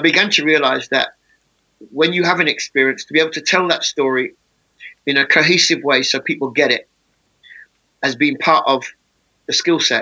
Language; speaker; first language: English; native; English